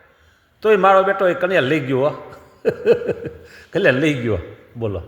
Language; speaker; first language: Gujarati; native; Gujarati